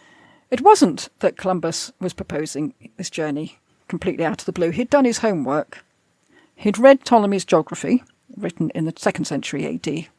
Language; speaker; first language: English; native; English